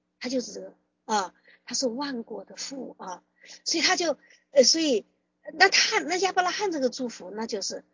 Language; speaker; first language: Chinese; native; Chinese